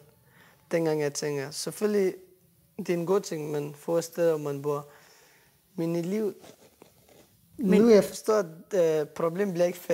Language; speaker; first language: Danish; non-native, learner; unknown